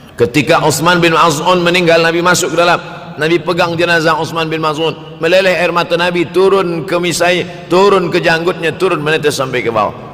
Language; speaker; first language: Malay; native; Malay